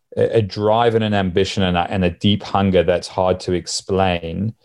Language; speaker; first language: English; native; English